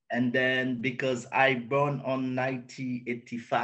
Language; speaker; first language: English; non-native, learner; Haitian Creole